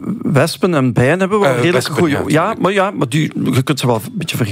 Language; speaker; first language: Dutch; native; Dutch